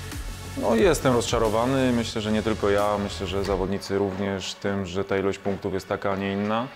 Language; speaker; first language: Polish; native; Polish